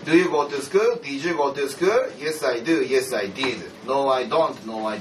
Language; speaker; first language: English; non-native, fluent; Japanese